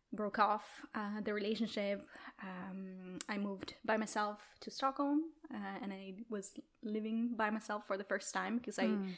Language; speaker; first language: English; non-native, fluent; Italian